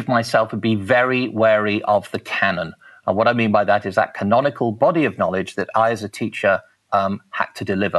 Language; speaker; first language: English; native; English